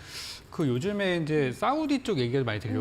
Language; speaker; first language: Korean; native; Korean